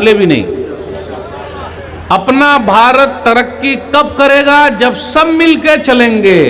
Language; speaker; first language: Hindi; native; Hindi